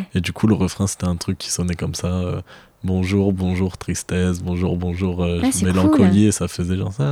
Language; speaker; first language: French; native; French